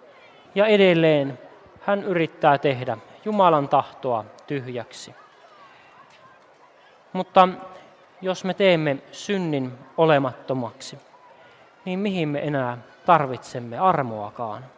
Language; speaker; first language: Finnish; native; Finnish